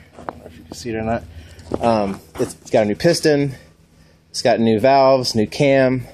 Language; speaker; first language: English; native; English